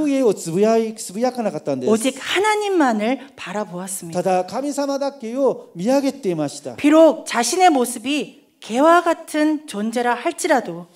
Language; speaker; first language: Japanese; non-native, fluent; Korean